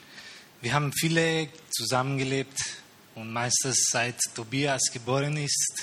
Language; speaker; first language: German; non-native, learner; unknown